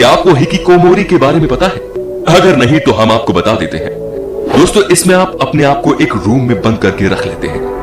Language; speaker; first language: Hindi; native; Hindi